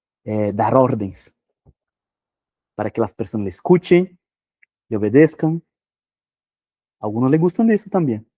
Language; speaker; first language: Spanish; non-native, fluent; Portuguese